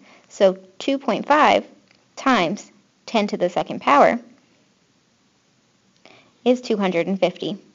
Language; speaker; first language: English; native; English